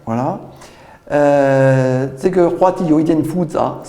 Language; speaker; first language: Chinese; non-native, learner; French